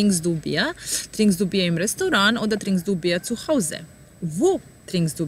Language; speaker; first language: German; non-native, fluent; Serbian